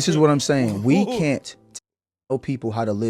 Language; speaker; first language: English; native; English